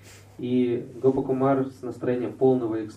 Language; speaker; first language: Russian; native; Russian